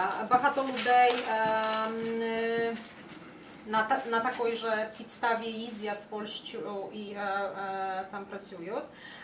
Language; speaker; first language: Ukrainian; non-native, fluent; Polish